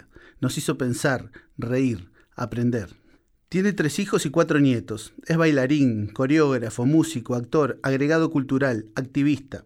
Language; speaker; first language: Spanish; native; Spanish